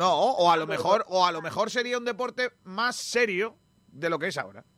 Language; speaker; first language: Spanish; native; Spanish